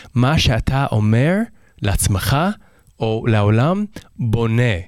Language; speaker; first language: Hebrew; non-native, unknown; English